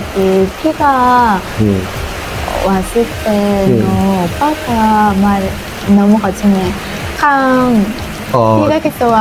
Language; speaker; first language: Korean; non-native, learner; Hmong